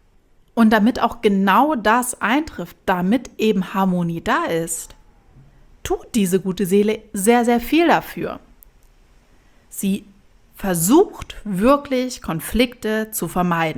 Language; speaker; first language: German; native; German